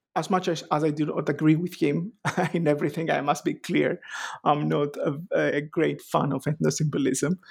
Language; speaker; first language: English; non-native, fluent; Greek